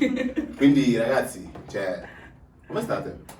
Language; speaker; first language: Italian; native; Italian